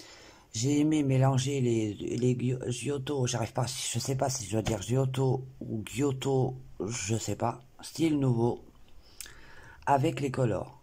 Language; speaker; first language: French; native; French